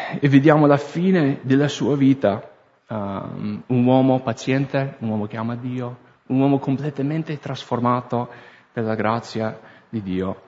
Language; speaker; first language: Italian; non-native, fluent; English